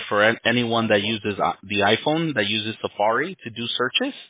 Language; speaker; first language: English; early bilingual, other home language; Spanish